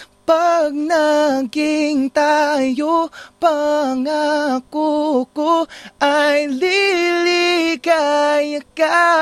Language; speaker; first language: Filipino; non-native, fluent; English